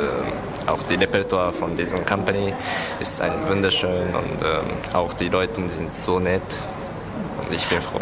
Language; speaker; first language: German; non-native, learner; Japanese